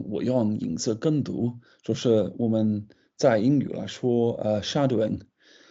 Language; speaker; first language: Chinese; non-native, fluent; English